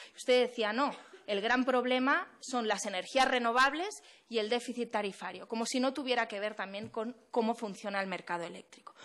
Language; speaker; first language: Spanish; non-native, local second language; Catalan